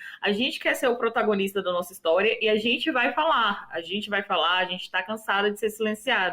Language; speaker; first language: Portuguese; native; Portuguese